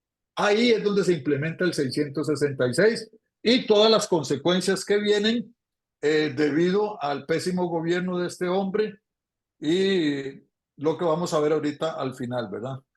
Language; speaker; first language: Spanish; native; Spanish